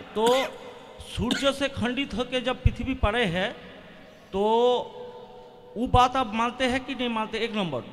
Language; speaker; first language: Hindi; non-native, local second language; Bangla